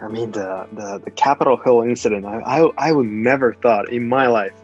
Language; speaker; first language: English; non-native, fluent; Japanese